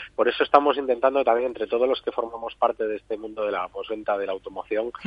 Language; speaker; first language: Spanish; native; Spanish